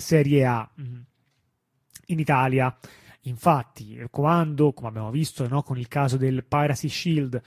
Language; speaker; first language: Italian; native; Italian